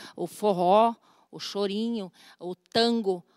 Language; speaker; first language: Portuguese; native; Portuguese